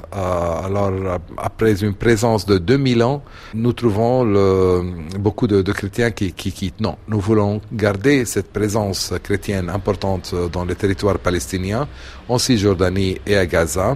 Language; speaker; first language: French; non-native, fluent; Arabic